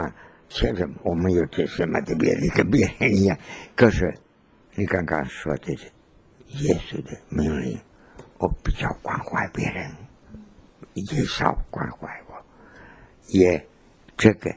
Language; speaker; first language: Chinese; non-native, learner; Spanish